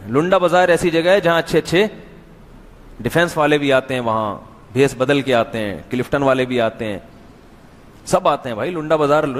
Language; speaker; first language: Urdu; native; Urdu